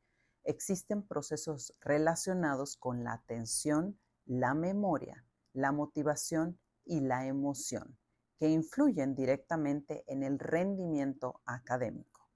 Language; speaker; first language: Spanish; native; Spanish